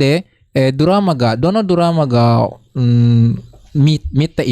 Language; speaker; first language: Japanese; non-native, learner; Indonesian